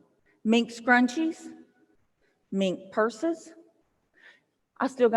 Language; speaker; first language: English; native; English